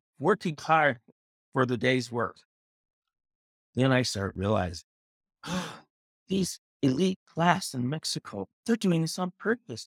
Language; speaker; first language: English; native; English